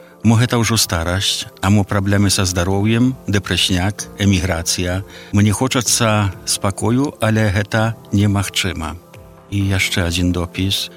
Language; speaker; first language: Belarusian; native; Belarusian